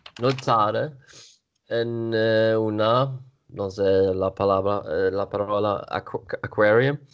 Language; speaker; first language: Italian; non-native, learner; Swedish